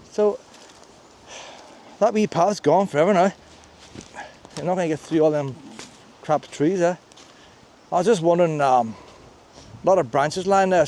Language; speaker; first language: English; native; English